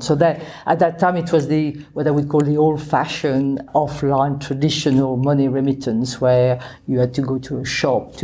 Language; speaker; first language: English; non-native, fluent; French